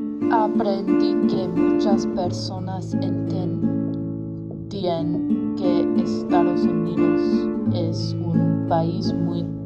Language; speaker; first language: Spanish; non-native, learner; English